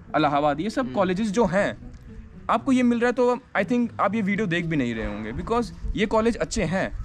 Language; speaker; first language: Hindi; native; Hindi